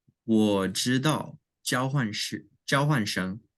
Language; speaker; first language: Chinese; non-native, learner; English